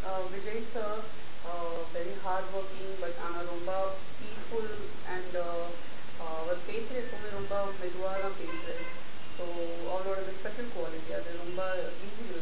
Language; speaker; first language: Tamil; non-native, learner; Gujarati